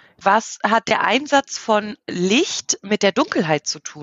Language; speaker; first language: German; native; German